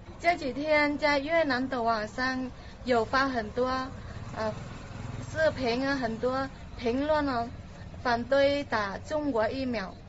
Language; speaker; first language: Chinese; non-native, fluent; Vietnamese